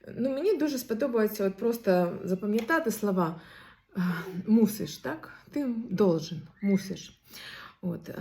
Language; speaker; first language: Ukrainian; non-native, local second language; Russian